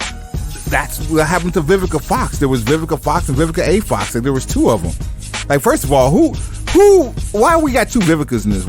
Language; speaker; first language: English; native; English